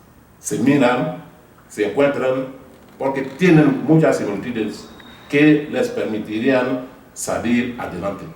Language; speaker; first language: Spanish; non-native, fluent; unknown